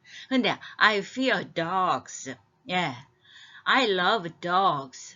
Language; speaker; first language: English; non-native, fluent; Korean